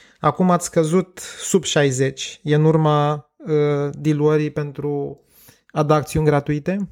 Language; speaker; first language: Romanian; native; Romanian